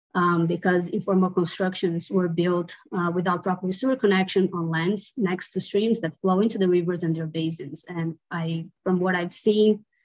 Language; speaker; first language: English; non-native, fluent; Portuguese